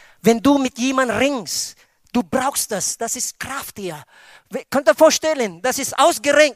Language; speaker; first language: German; non-native, fluent; Filipino